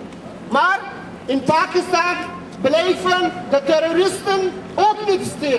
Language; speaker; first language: Dutch; non-native, fluent; Persian